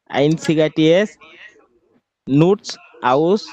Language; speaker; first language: German; non-native, learner; Bangla